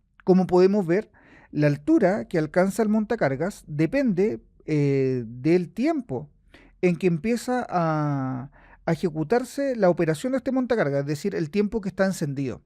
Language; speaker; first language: Spanish; native; Spanish